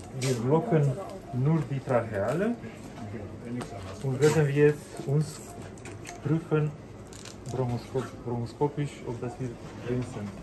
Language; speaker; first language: German; non-native, learner; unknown